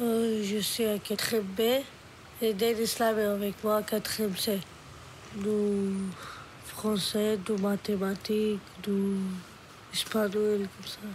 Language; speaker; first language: French; non-native, learner; Romanian